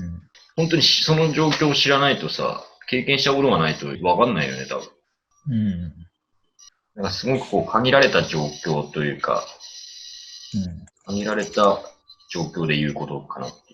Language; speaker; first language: Japanese; native; Japanese